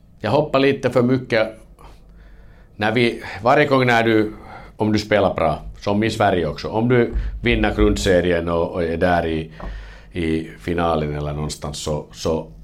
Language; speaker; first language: Swedish; non-native, learner; Finnish